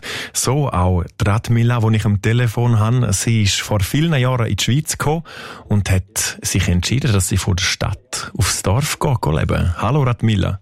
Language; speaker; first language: German; native; German